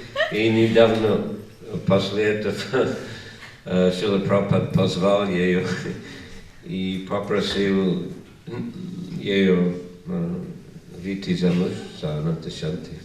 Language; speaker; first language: Russian; non-native, fluent; English